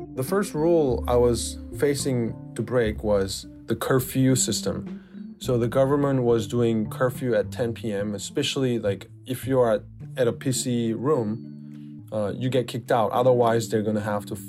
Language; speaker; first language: English; non-native, fluent; Korean